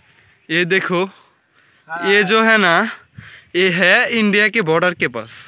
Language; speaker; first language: Hindi; non-native, learner; Bangla